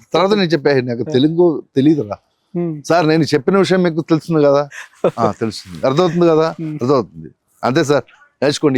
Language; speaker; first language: Telugu; non-native, local second language; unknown